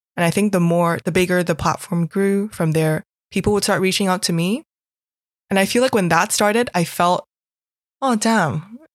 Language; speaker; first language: English; non-native, local second language; Cantonese